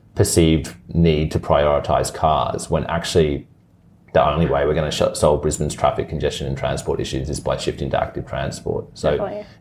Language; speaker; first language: English; native; English